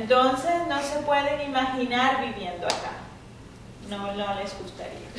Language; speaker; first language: Spanish; native; Spanish